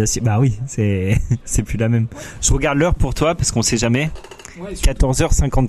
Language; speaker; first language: French; native; French